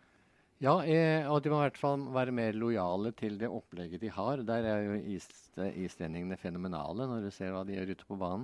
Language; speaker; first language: Norwegian; native; Norwegian